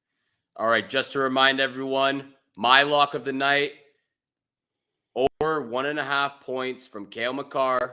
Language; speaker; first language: English; native; English